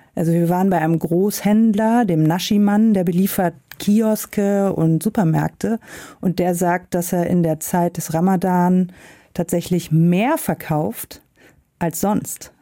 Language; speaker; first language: German; native; German